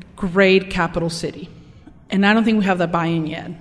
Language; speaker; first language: English; non-native, fluent; Spanish